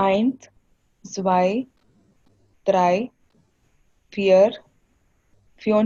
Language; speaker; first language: German; non-native, learner; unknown